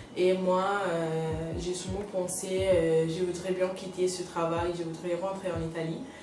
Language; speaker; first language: French; non-native, fluent; Italian